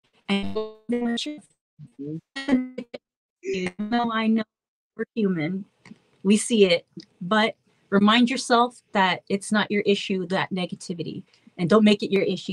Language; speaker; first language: English; native; English